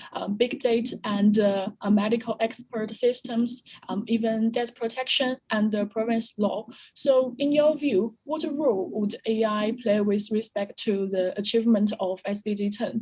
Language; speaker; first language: English; non-native, fluent; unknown